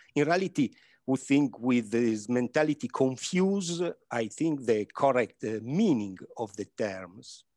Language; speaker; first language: English; non-native, learner; Italian